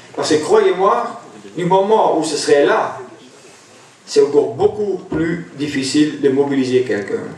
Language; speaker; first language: French; non-native, local second language; German